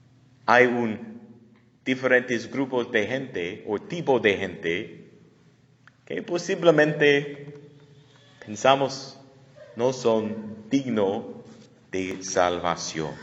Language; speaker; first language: Spanish; non-native, learner; English